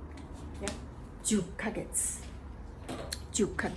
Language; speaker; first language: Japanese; non-native, fluent; Chinese